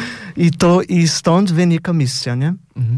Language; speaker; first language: Polish; non-native, fluent; Portuguese